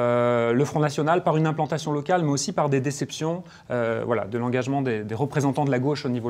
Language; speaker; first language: French; native; French